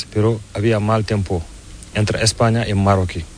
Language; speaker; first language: Spanish; non-native, learner; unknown